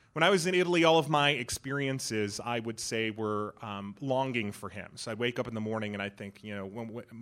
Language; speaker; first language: English; early bilingual, other home language; Persian